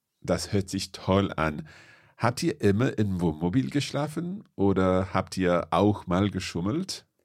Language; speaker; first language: German; non-native, learner; English